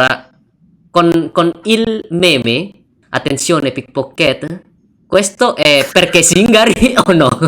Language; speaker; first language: Italian; non-native, learner; Indonesian